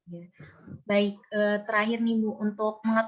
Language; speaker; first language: Indonesian; native; Indonesian